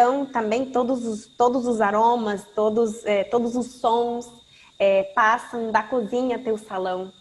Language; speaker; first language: Portuguese; non-native, fluent; Spanish